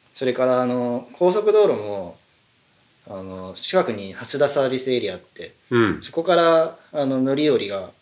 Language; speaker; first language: Japanese; native; Japanese